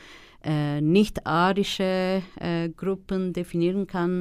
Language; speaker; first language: German; non-native, fluent; Turkish